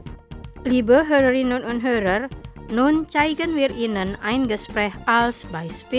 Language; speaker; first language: German; non-native, fluent; Indonesian